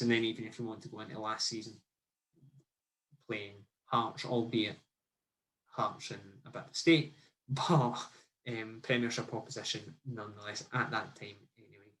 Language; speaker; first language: English; native; English